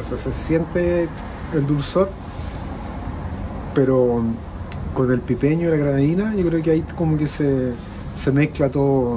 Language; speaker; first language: Spanish; native; Spanish